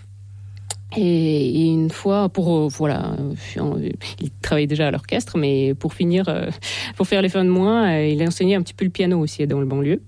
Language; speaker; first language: French; non-native, fluent; Ukrainian